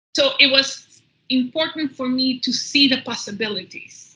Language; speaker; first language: English; early bilingual, other home language; Spanish